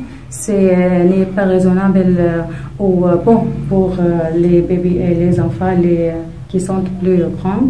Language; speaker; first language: French; non-native, fluent; Arabic